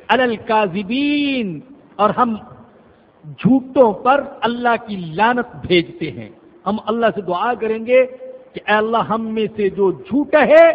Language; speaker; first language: Urdu; non-native, local second language; Punjabi